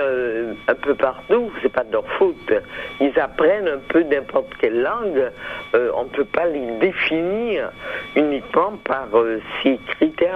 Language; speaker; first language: French; native; French